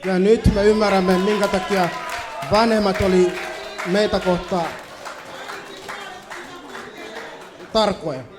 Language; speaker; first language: Finnish; early bilingual, other home language; Swahili